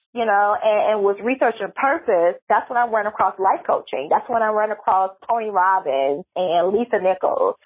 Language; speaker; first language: English; native; English